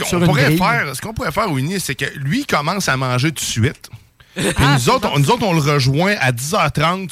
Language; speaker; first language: French; native; French